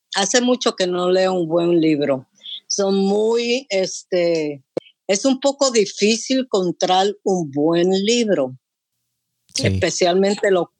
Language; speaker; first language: Spanish; early bilingual, heritage; Spanish